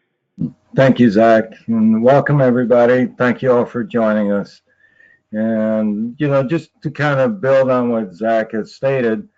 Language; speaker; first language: English; native; English